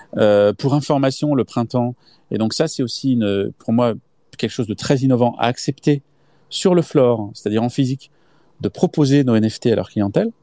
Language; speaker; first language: French; native; French